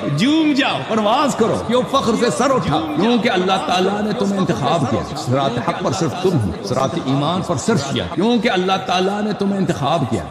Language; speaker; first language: Urdu; non-native, fluent; Persian